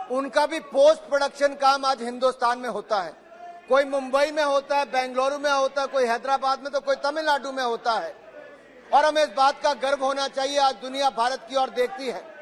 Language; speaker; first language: Hindi; native; Hindi